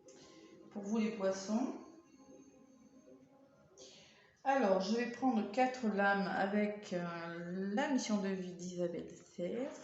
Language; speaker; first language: French; native; French